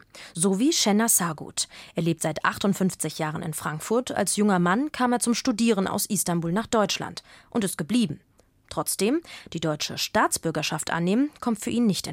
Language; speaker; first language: German; native; German